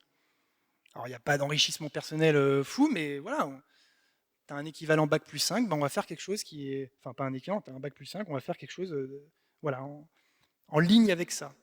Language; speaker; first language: French; native; French